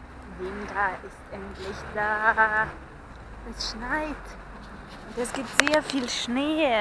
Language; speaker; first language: German; non-native, fluent; Russian